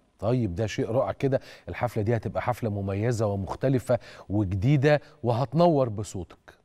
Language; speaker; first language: Arabic; native; Arabic